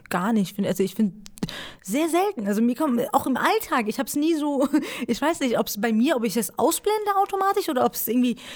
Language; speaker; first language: German; early bilingual, other home language; Persian